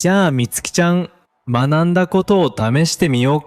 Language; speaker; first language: Japanese; native; Japanese